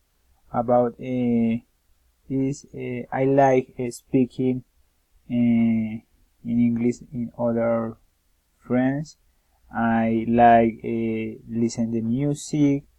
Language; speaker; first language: English; non-native, learner; Spanish